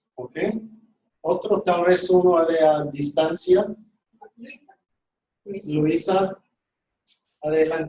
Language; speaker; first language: Spanish; non-native, fluent; English